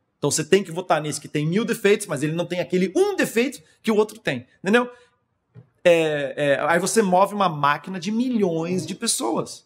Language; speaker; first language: Portuguese; non-native, fluent; German